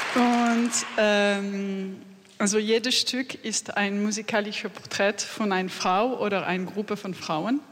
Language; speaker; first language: German; non-native, learner; French